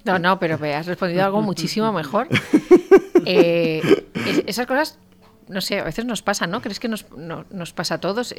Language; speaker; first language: Spanish; native; Spanish